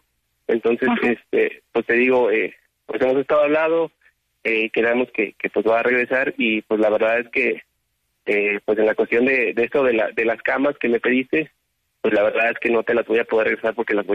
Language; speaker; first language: Spanish; native; Spanish